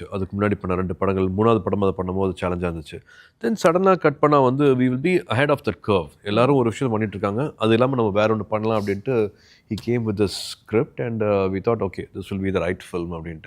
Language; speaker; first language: Tamil; native; Tamil